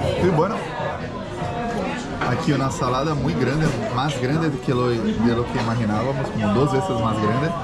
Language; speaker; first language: Spanish; non-native, fluent; Portuguese